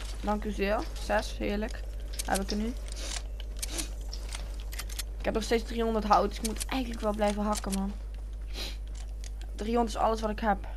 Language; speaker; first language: Dutch; native; Dutch